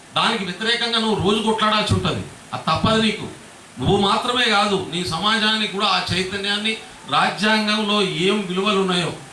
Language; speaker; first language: Telugu; non-native, local second language; Lambadi